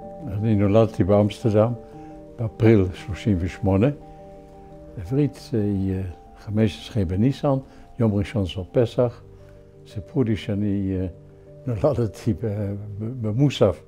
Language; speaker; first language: Hebrew; non-native, fluent; Dutch